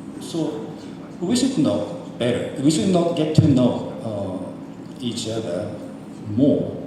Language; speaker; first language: English; non-native, fluent; Japanese